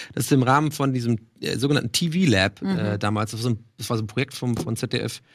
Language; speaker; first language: German; non-native, fluent; English